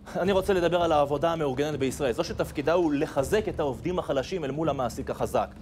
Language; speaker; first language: Hebrew; native; Hebrew